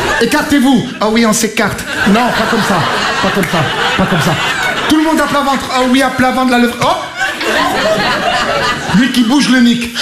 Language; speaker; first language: French; native; French